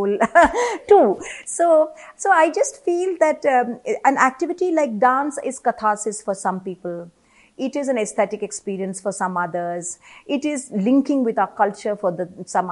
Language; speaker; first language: English; non-native, local second language; Malayalam